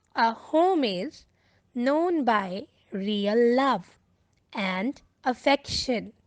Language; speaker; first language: English; non-native, local second language; Punjabi